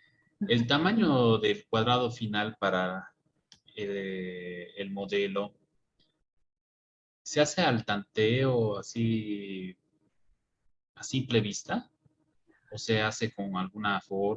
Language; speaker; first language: Spanish; native; Spanish